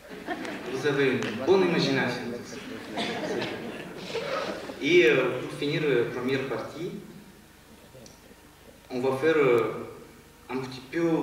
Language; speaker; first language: French; non-native, learner; Russian